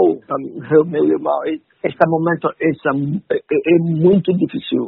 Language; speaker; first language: Portuguese; non-native, learner; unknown